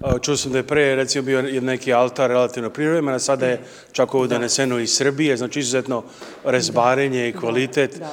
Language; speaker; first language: Serbian; early bilingual, heritage; Serbian